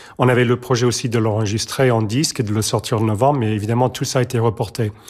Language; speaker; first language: French; non-native, fluent; Serbian